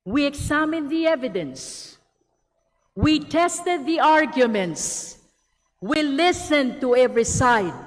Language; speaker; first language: English; non-native, local second language; Filipino